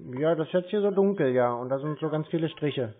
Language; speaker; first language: German; native; German